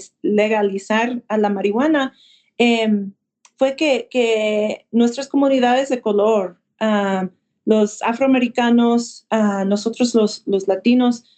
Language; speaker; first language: Spanish; early bilingual, heritage; Spanish